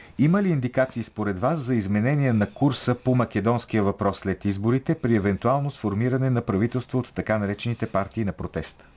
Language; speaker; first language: Bulgarian; native; Bulgarian